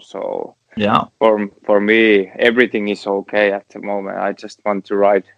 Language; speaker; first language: English; non-native, learner; Finnish